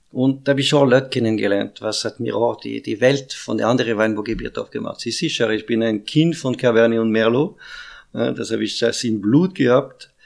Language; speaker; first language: German; non-native, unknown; French